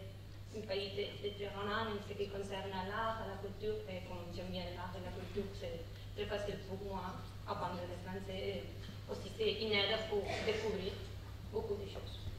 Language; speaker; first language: French; non-native, learner; Catalan